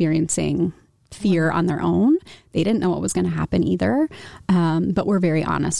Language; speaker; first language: English; native; English